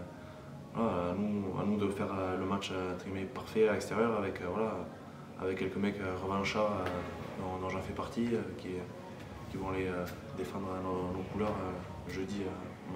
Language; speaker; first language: French; native; French